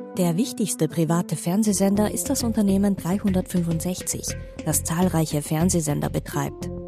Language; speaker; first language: German; native; German